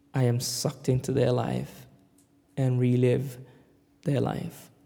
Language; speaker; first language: English; native; English